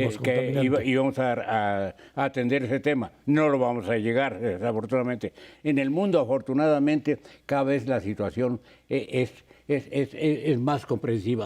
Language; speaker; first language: Spanish; native; Spanish